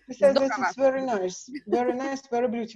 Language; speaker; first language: English; non-native, learner; Russian